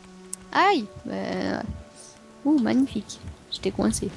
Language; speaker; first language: French; native; French